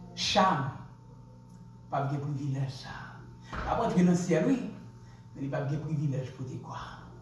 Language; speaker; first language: French; non-native, local second language; Haitian Creole